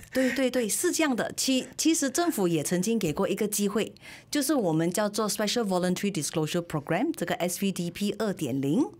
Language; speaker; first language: Chinese; native; Chinese